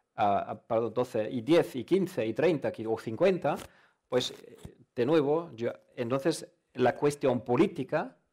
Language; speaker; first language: Spanish; non-native, fluent; German